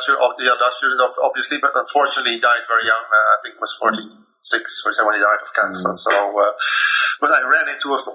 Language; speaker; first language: English; non-native, fluent; Dutch